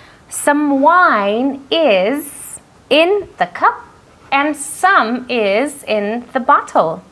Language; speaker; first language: English; non-native, fluent; Spanish